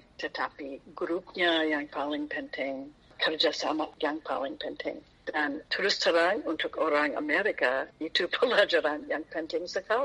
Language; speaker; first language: Indonesian; non-native, fluent; English